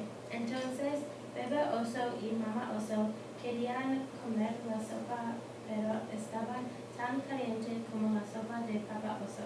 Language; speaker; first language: Spanish; non-native, learner; English